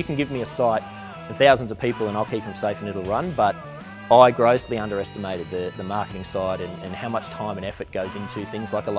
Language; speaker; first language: English; native; English